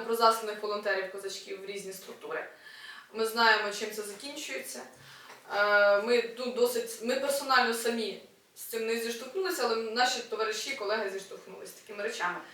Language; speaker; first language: Ukrainian; non-native, local second language; Russian